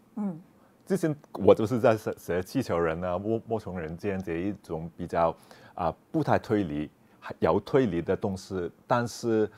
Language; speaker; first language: Chinese; non-native, local second language; Cantonese